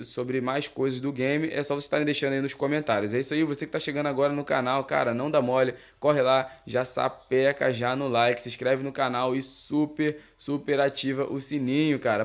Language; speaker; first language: Portuguese; native; Portuguese